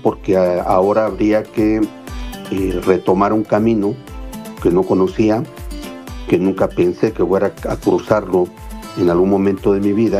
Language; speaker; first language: Spanish; native; Spanish